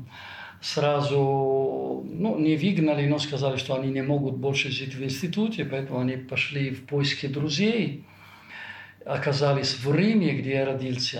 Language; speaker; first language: Russian; non-native, fluent; Italian